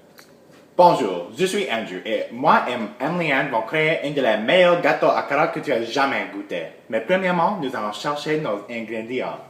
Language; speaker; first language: French; non-native, learner; English